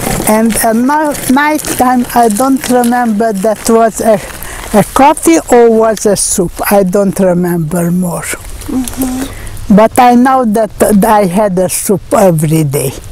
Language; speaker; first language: English; non-native, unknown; Hungarian